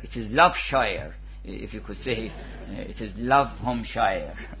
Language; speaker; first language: English; non-native, fluent; Persian